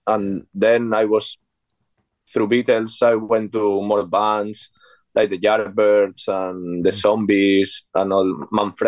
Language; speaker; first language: English; non-native, fluent; Spanish